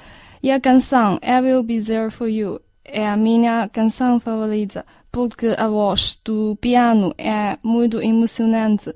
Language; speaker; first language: Portuguese; non-native, learner; Chinese